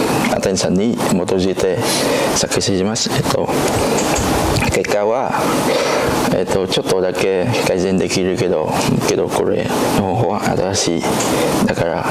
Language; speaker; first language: Japanese; non-native, learner; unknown